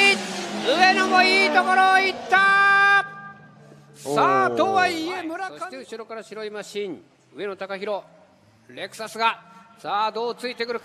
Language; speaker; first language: Japanese; native; Japanese